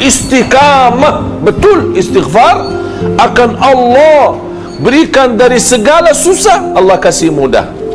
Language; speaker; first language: Malay; non-native, fluent; Arabic